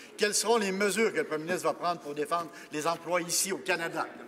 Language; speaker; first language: French; native; French